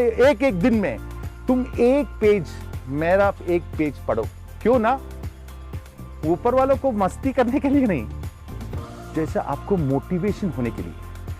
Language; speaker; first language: Hindi; non-native, local second language; Tamil